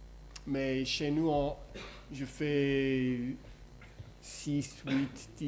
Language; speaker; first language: French; non-native, fluent; English